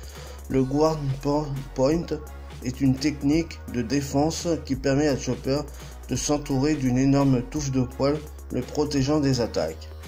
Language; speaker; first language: French; native; French